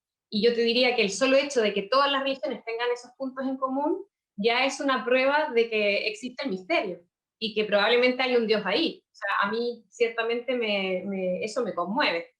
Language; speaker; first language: Spanish; native; Spanish